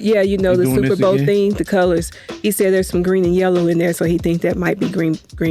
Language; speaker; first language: English; native; English